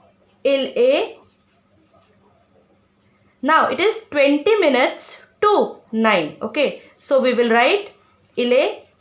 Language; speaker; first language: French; non-native, fluent; Hindi